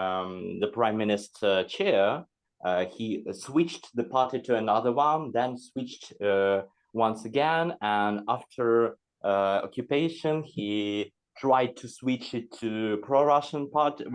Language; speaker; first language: English; non-native, fluent; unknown